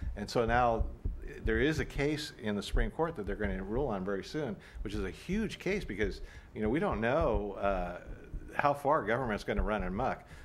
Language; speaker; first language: English; native; English